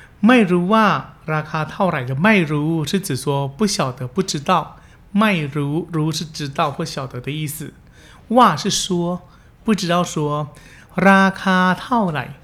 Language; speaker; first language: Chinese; early bilingual, heritage; Chinese